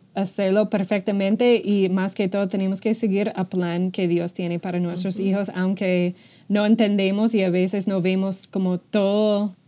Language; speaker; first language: Spanish; non-native, fluent; English